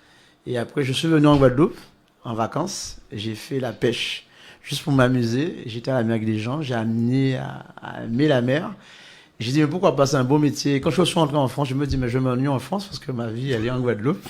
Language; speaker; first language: French; native; French